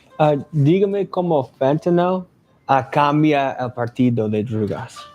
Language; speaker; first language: Spanish; non-native, learner; English